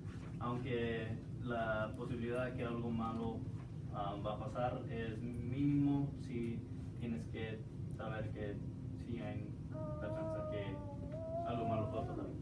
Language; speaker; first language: Spanish; non-native, learner; English